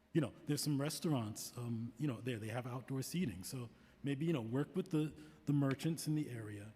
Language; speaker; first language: English; native; English